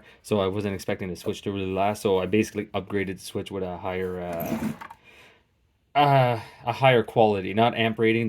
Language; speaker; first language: English; native; English